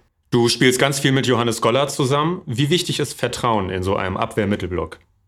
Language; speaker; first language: German; native; German